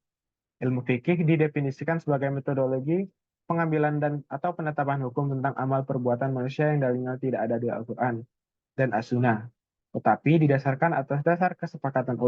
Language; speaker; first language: Indonesian; native; Indonesian